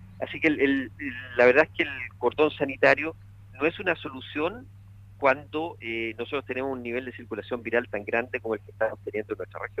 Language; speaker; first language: Spanish; native; Spanish